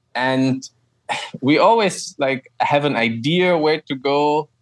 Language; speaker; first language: English; non-native, fluent; German